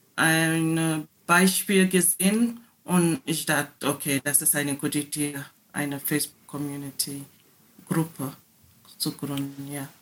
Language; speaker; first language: German; non-native, learner; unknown